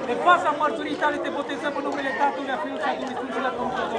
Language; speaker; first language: Romanian; native; Romanian